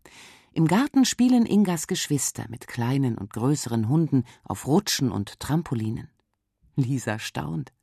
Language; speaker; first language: German; native; German